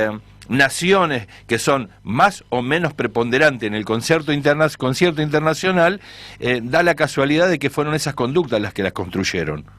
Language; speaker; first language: Spanish; native; Spanish